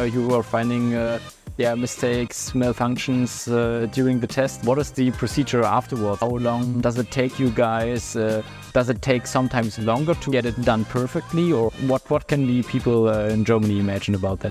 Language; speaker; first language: English; non-native, fluent; German